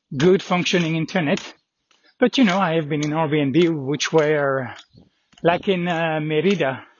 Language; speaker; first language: English; non-native, fluent; French